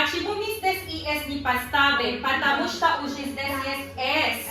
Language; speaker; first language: Russian; non-native, learner; Tajik